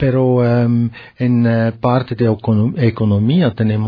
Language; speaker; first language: Spanish; non-native, learner; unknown